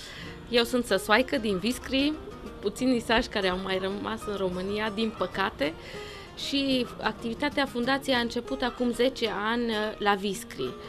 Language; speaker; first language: Romanian; non-native, local second language; German